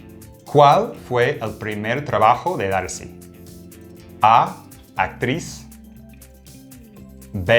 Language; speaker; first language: Spanish; non-native, fluent; English